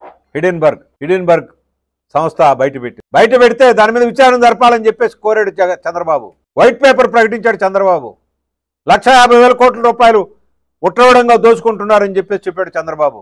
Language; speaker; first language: Telugu; native; Telugu